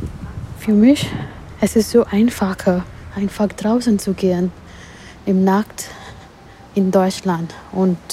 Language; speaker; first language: German; non-native, learner; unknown